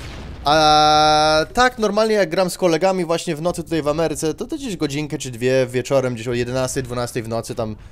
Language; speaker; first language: Polish; early bilingual, heritage; Polish